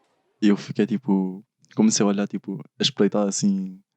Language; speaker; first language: Portuguese; early bilingual, other home language; Arabic